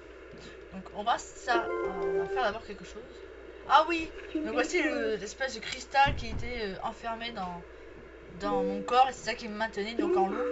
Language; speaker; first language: French; native; French